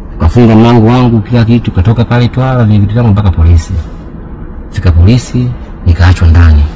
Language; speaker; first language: Swahili; native; Swahili